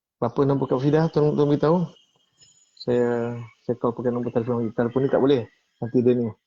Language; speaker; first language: Malay; native; Malay